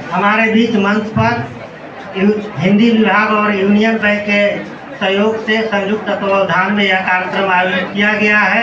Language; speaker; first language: Hindi; native; Hindi